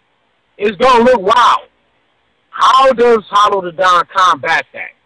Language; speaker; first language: English; native; English